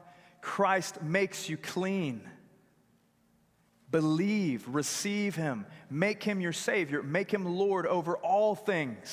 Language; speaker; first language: English; native; English